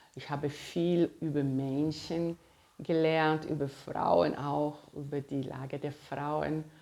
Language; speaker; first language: German; non-native, fluent; Portuguese